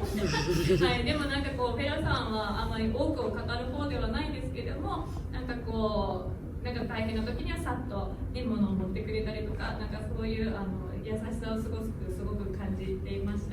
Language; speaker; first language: Japanese; native; Japanese